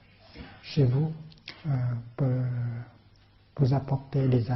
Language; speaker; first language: French; non-native, fluent; Vietnamese